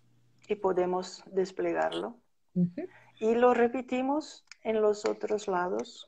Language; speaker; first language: Spanish; non-native, fluent; Portuguese